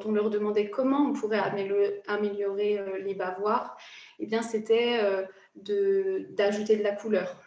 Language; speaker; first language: French; native; French